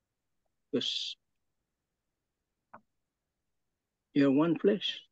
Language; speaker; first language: English; non-native, local second language; Filipino